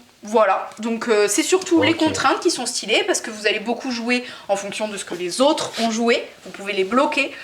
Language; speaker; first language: French; native; French